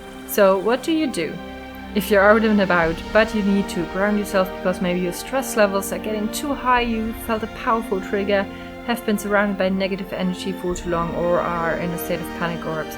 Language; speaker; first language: English; non-native, fluent; German